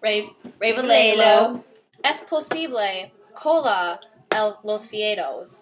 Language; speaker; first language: Spanish; non-native, learner; English